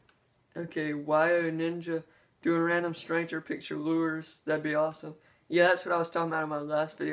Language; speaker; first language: English; native; English